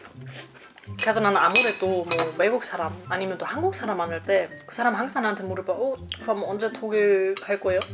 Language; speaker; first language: Korean; non-native, fluent; German